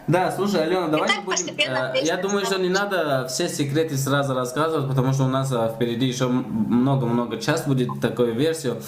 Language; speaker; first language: Russian; non-native, learner; Tajik